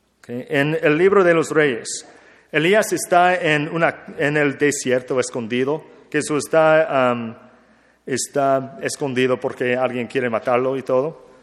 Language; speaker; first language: Spanish; non-native, learner; English